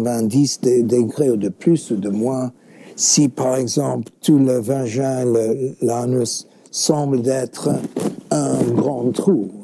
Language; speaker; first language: French; non-native, fluent; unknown